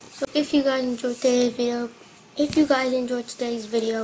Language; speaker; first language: English; native; English